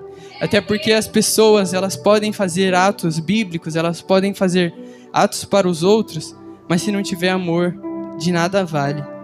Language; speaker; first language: Portuguese; native; Portuguese